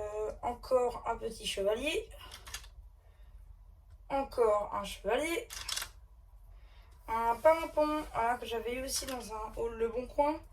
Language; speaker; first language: French; native; French